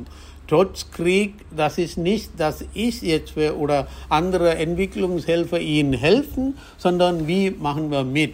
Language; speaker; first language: German; non-native, fluent; Tamil